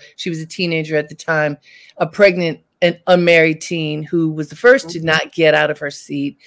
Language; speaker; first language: English; native; English